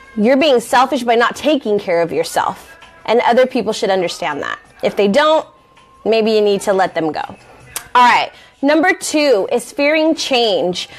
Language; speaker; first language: English; native; English